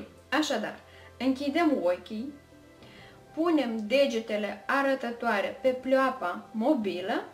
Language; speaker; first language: Romanian; native; Romanian